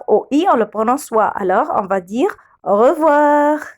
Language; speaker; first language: French; non-native, fluent; Arabic